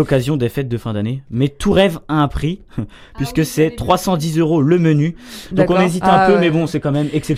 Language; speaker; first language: French; native; French